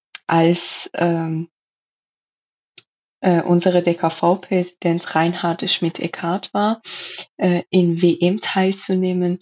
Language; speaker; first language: German; non-native, learner; Persian